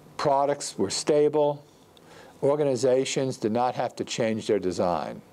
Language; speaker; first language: English; native; English